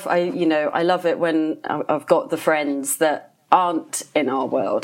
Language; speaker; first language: English; native; English